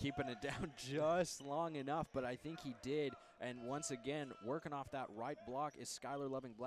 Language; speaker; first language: English; native; English